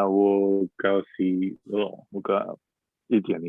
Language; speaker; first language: Chinese; non-native, learner; English